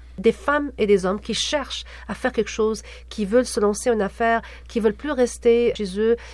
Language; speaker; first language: French; non-native, local second language; Arabic